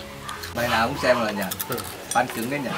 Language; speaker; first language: Chinese; non-native, learner; Vietnamese